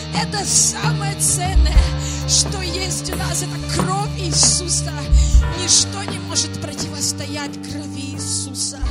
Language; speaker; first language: Russian; native; Russian